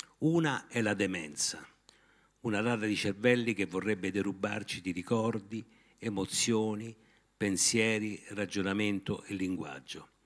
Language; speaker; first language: Italian; native; Italian